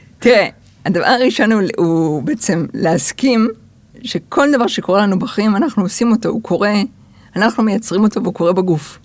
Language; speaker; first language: Hebrew; early bilingual, other home language; English